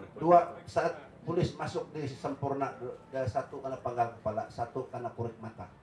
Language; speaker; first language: Malay; non-native, local second language; Central Dusun